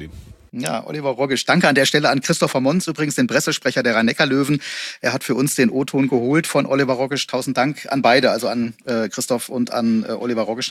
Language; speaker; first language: German; native; German